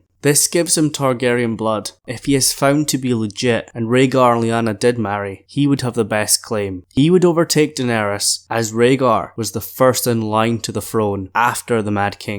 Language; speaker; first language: English; native; English